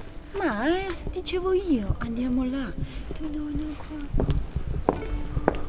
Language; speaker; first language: Italian; non-native, learner; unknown